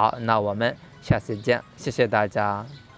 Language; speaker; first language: Chinese; non-native, learner; Burmese